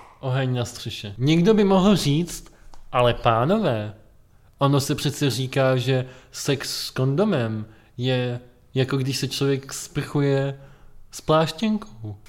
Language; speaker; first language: Czech; native; Czech